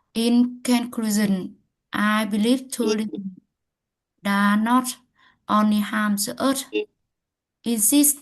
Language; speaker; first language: English; non-native, learner; Vietnamese